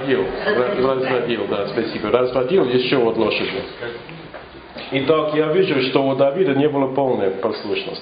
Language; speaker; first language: Russian; non-native, fluent; English